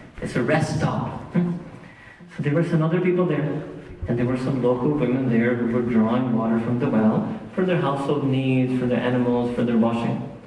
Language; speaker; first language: English; early bilingual, other home language; Urdu